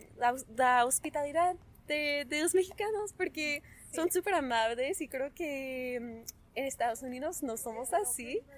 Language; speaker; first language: Spanish; non-native, fluent; English